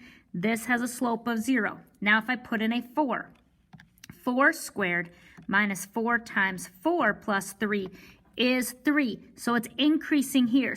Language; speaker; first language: English; native; English